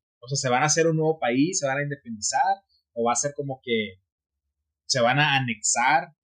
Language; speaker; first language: Spanish; early bilingual, heritage; Spanish